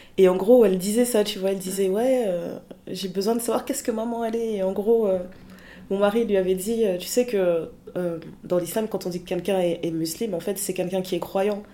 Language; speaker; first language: French; early bilingual, other home language; Lingala